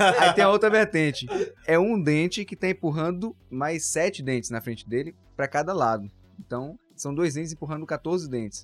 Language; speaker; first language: Portuguese; native; Portuguese